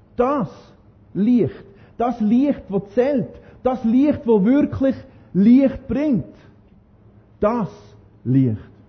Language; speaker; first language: German; non-native, fluent; Norwegian